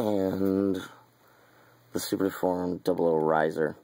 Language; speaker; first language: English; native; English